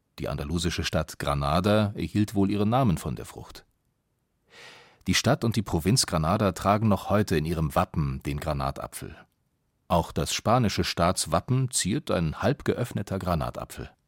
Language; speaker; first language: German; native; German